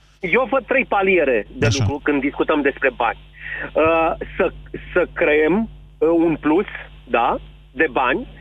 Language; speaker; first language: Romanian; native; Romanian